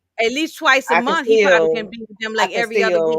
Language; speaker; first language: English; native; English